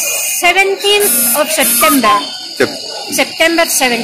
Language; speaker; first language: English; non-native, learner; Spanish